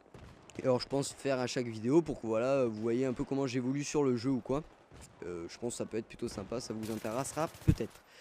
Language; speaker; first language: French; native; French